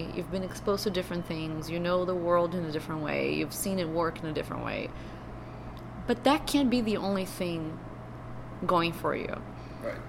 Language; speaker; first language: English; non-native, fluent; Portuguese